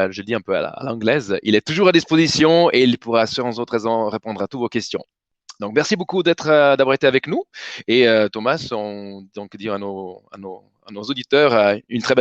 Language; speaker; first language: French; native; French